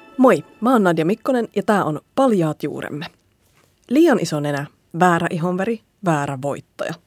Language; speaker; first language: Finnish; native; Finnish